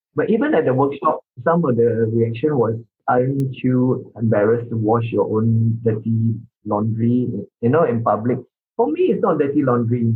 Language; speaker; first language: English; non-native, local second language; Min Nan Chinese